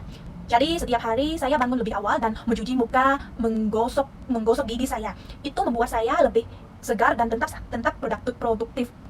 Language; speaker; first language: Indonesian; non-native, learner; Khmer